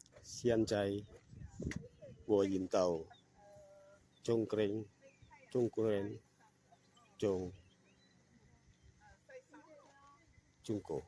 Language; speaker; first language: Chinese; non-native, learner; Indonesian